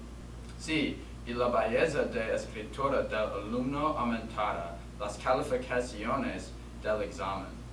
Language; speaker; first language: Spanish; non-native, learner; English